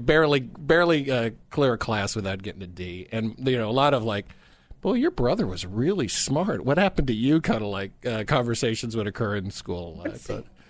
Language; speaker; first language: English; native; English